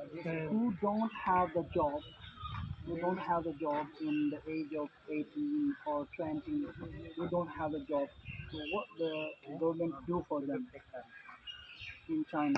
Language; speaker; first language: English; non-native, local second language; Urdu